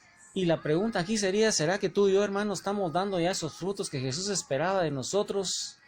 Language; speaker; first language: Spanish; native; Spanish